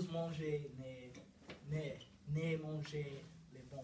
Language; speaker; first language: French; non-native, learner; English